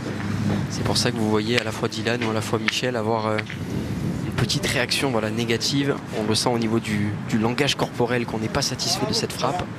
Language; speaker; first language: French; native; French